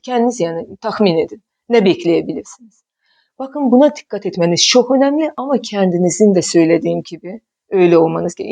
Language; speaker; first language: Turkish; non-native, fluent; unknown